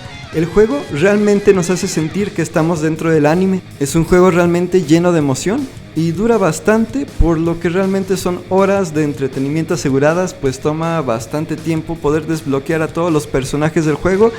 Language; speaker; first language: Spanish; native; Spanish